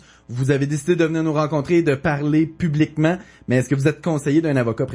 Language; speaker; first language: French; native; French